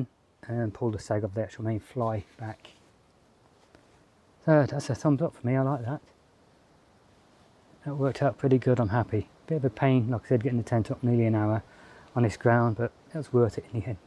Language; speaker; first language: English; native; English